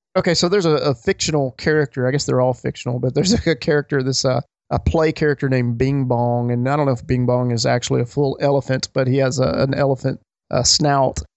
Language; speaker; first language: English; native; English